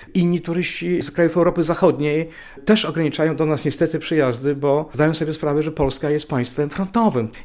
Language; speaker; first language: Polish; native; Polish